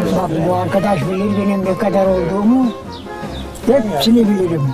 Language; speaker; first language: Turkish; native; Turkish